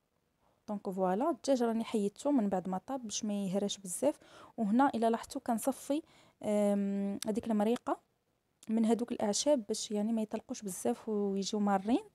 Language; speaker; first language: Arabic; native; Arabic